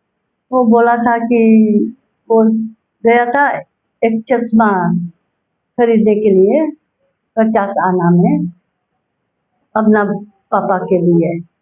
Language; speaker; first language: Hindi; early bilingual, heritage; Hindi